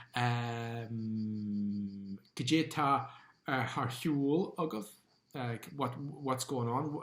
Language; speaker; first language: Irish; non-native, local second language; English